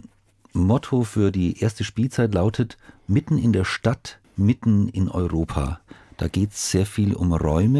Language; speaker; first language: German; native; German